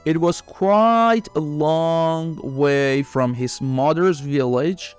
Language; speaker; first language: English; non-native, fluent; Persian